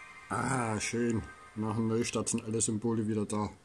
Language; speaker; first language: German; native; German